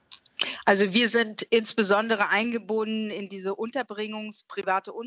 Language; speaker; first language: German; native; German